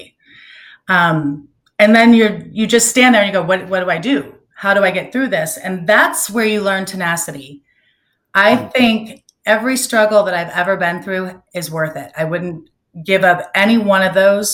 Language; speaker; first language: English; native; English